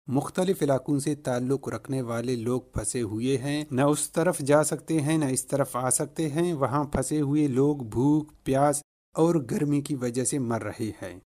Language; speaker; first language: Urdu; non-native, local second language; Baluchi